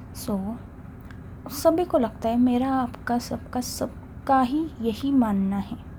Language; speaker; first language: Hindi; non-native, local second language; Marathi